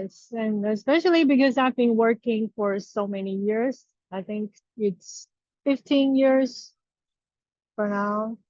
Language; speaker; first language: English; non-native, learner; Chinese